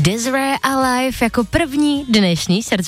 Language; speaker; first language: Czech; native; Czech